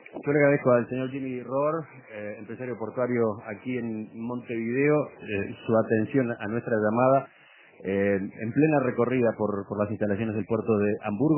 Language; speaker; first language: Spanish; native; Spanish